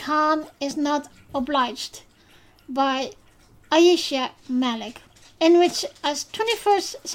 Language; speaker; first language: English; non-native, fluent; Dutch